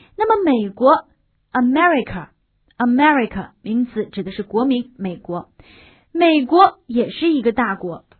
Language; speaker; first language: Chinese; native; Chinese